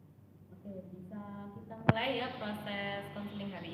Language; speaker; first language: Indonesian; native; Indonesian